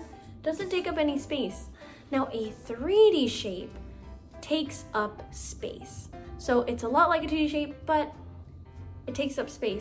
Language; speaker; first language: English; native; English